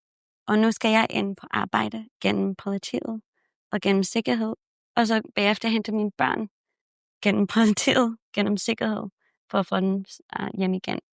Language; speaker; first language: Danish; non-native, fluent; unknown